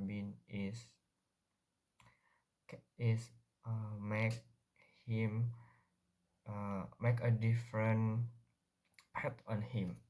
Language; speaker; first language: English; non-native, learner; Indonesian